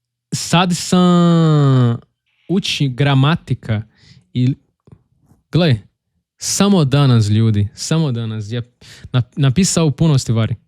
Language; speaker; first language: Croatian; non-native, learner; Portuguese